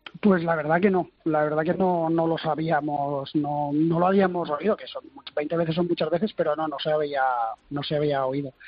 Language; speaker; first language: Spanish; native; Spanish